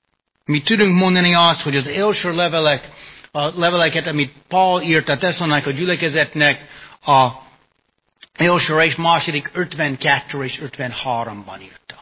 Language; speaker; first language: Hungarian; non-native, fluent; English